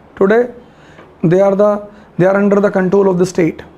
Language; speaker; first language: English; non-native, local second language; Hindi